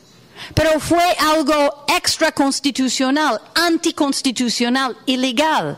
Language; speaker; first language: Spanish; non-native, fluent; English